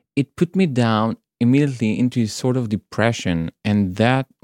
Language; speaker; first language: English; non-native, fluent; Hebrew